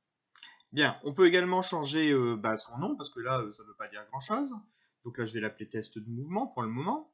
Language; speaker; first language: French; native; French